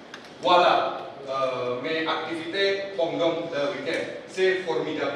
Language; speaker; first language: French; non-native, learner; Indonesian